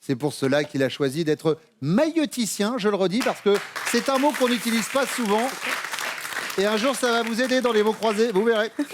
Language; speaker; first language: French; native; French